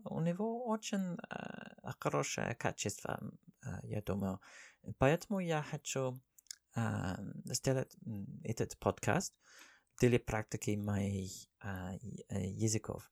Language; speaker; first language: Russian; non-native, learner; English